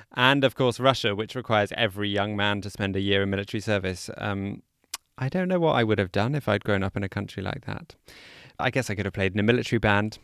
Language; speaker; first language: English; native; English